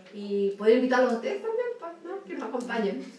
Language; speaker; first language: Spanish; native; Spanish